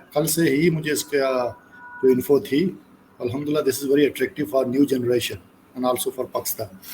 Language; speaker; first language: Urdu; non-native, local second language; Punjabi